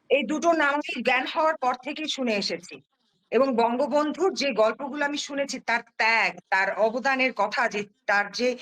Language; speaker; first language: Bangla; early bilingual, heritage; Bangla